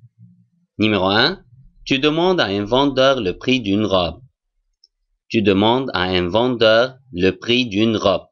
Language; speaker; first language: French; non-native, fluent; Arabic